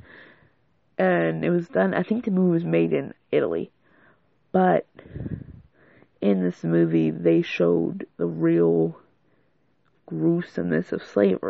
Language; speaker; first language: English; native; English